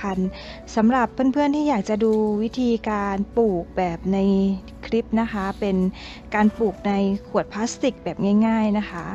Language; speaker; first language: Thai; native; Thai